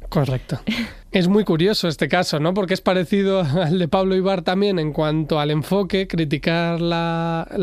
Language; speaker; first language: Spanish; native; Spanish